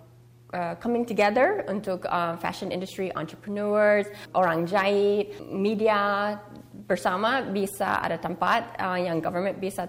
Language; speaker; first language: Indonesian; early bilingual, heritage; Indonesian